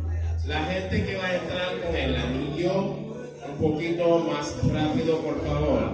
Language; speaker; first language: Spanish; non-native, fluent; Haitian Creole